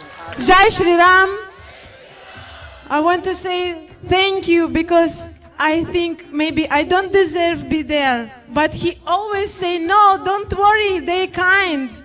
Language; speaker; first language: English; non-native, learner; Russian